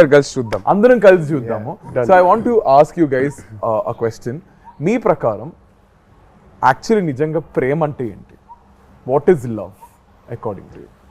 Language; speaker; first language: Telugu; native; Telugu